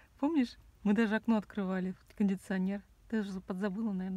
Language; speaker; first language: Russian; native; Russian